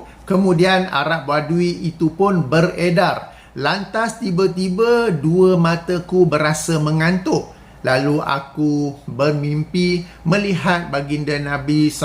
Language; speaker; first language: Malay; native; Malay